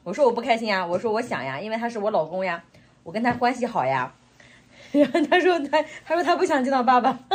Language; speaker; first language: Chinese; native; Chinese